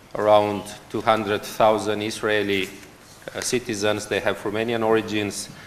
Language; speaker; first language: English; non-native, fluent; Romanian